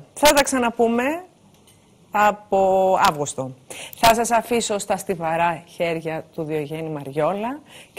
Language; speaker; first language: Greek; native; Greek